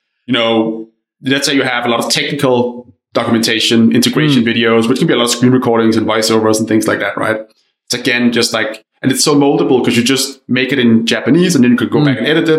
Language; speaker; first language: English; non-native, fluent; Danish